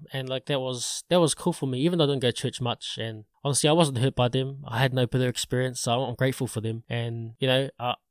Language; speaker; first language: English; native; English